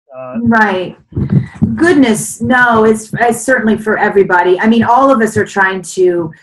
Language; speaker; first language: English; native; English